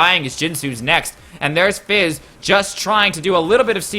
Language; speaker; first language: English; native; English